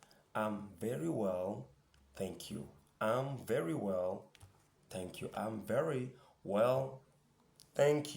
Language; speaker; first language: English; non-native, fluent; French